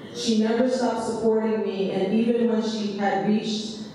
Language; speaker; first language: English; native; English